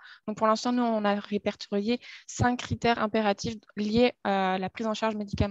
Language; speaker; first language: French; native; French